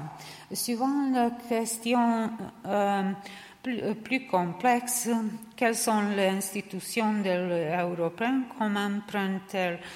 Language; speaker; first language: French; non-native, learner; Serbian